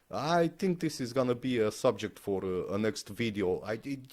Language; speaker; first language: English; non-native, fluent; Romanian